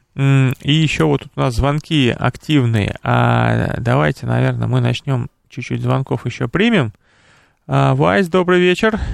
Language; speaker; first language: Russian; native; Russian